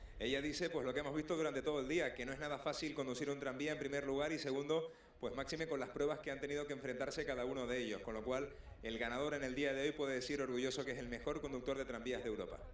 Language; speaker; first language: Spanish; native; Spanish